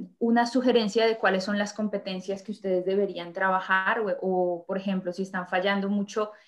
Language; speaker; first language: Spanish; native; Spanish